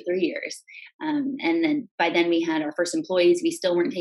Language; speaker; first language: English; native; English